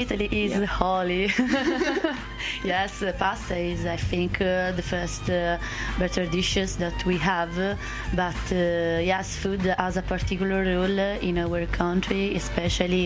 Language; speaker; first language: English; non-native, fluent; Italian